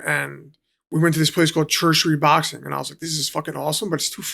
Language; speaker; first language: English; native; English